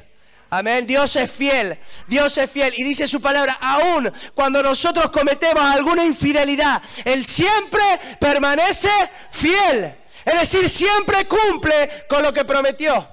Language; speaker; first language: Spanish; native; Spanish